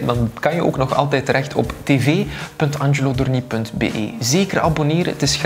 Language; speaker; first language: Dutch; native; Dutch